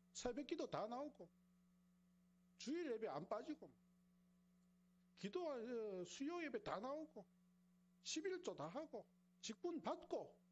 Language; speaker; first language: Korean; native; Korean